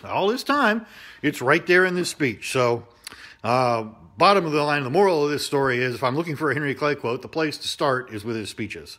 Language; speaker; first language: English; native; English